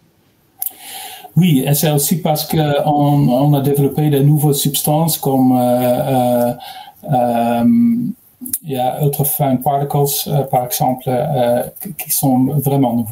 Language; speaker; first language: French; non-native, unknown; Dutch